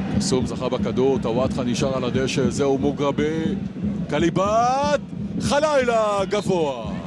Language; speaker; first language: Hebrew; native; Hebrew